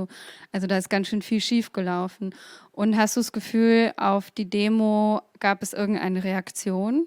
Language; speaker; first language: German; native; German